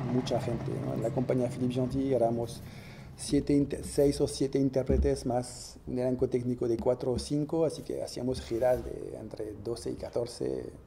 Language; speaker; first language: Spanish; non-native, fluent; French